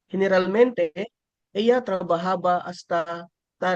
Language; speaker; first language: Spanish; non-native, learner; Filipino